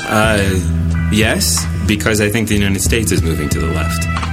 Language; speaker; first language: English; native; English